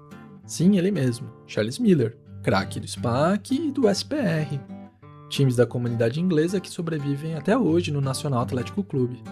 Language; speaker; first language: Portuguese; native; Portuguese